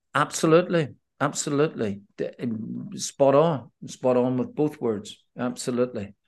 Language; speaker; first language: English; native; English